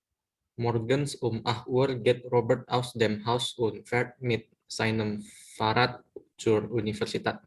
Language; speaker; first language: German; non-native, learner; Indonesian